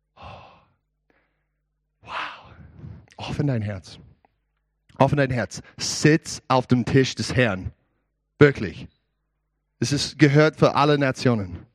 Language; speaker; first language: German; non-native, learner; English